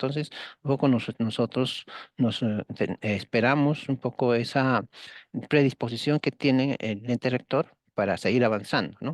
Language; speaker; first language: Spanish; native; Spanish